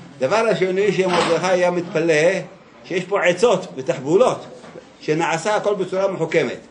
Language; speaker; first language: Hebrew; native; Hebrew